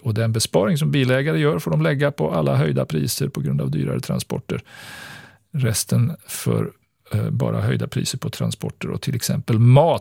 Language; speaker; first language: Swedish; native; Swedish